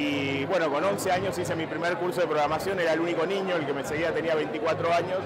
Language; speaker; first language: Spanish; native; Spanish